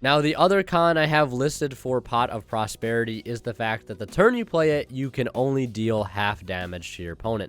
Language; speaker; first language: English; native; English